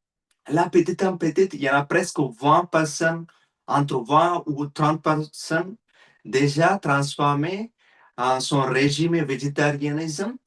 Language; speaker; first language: French; non-native, learner; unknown